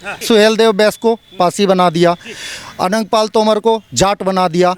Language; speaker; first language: Hindi; native; Hindi